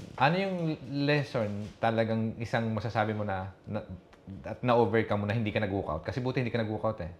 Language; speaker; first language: Filipino; native; Filipino